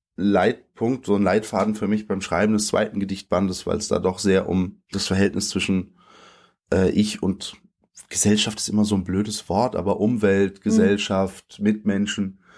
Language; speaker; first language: German; early bilingual, other home language; Polish